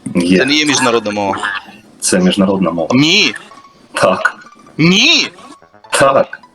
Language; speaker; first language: Ukrainian; native; Ukrainian